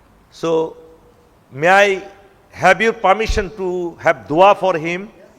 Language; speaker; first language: English; non-native, local second language; Bangla